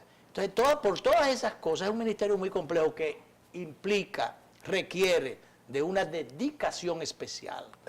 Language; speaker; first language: Spanish; native; Spanish